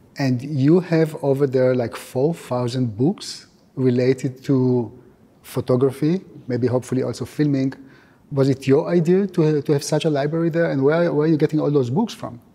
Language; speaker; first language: English; non-native, fluent; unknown